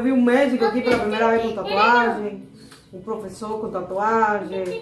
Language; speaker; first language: Portuguese; non-native, fluent; Spanish